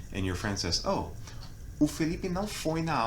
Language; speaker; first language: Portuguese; non-native, fluent; English